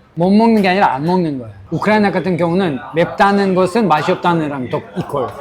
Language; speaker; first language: Korean; non-native, fluent; Russian